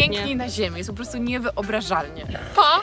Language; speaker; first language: Polish; native; Polish